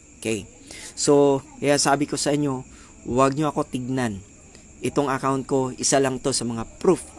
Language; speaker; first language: Filipino; non-native, local second language; Cebuano